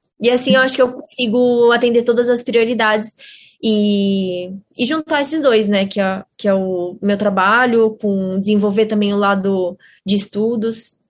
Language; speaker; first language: Portuguese; native; Portuguese